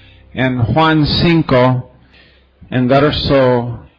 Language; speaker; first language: Spanish; non-native, fluent; English